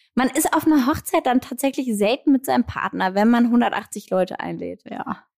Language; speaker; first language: German; early bilingual, other home language; Greek